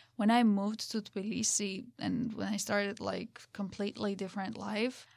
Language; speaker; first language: English; non-native, fluent; Georgian